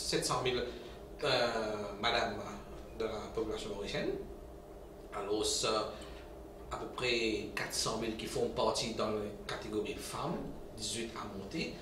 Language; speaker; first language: French; non-native, local second language; Morisyen